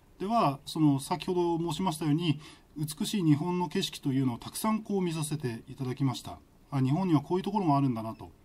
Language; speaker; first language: Japanese; native; Japanese